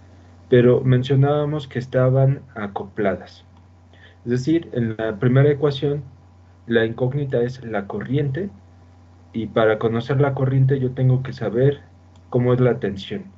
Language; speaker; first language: Spanish; native; Spanish